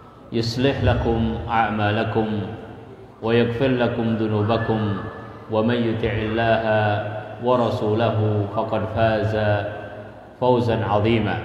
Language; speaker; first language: Arabic; non-native, fluent; Indonesian